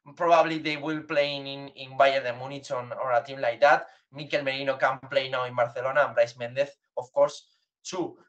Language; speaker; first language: English; non-native, learner; Spanish